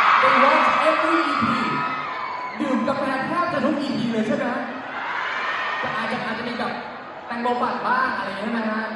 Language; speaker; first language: Thai; native; Thai